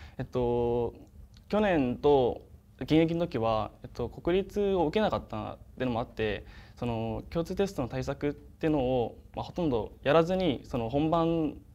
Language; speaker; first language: Japanese; native; Japanese